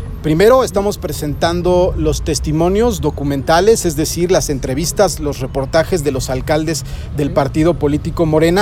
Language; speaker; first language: Spanish; native; Spanish